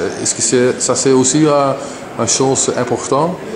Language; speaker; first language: French; non-native, local second language; Dutch